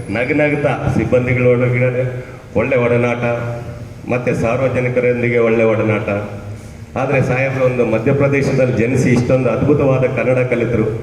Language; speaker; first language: Kannada; native; Kannada